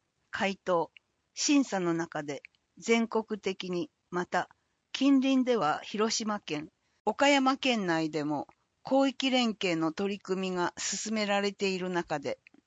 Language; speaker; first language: Japanese; native; Japanese